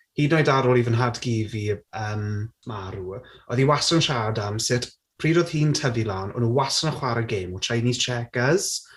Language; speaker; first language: Welsh; non-native, local second language; English